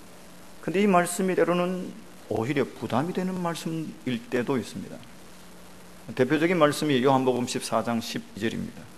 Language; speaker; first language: Korean; native; Korean